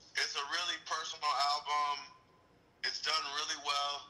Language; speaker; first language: English; native; English